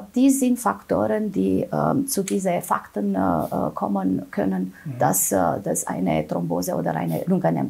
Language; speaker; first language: German; non-native, fluent; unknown